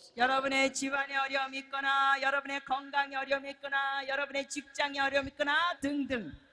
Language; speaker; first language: Korean; native; Korean